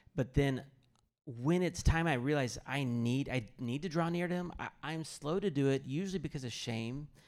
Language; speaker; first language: English; native; English